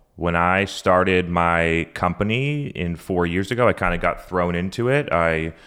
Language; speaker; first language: English; native; English